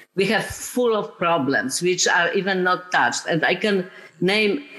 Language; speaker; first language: English; non-native, fluent; Polish